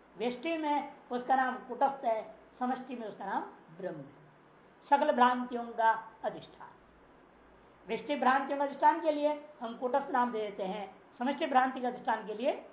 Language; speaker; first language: Hindi; non-native, local second language; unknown